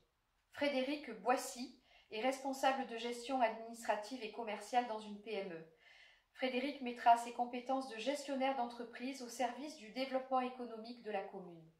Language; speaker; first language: French; native; French